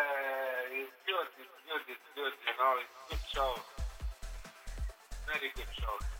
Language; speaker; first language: English; non-native, learner; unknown